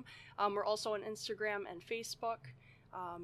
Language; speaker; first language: English; native; English